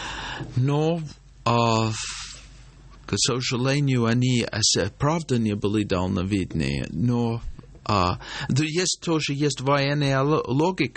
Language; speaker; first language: Russian; non-native, fluent; English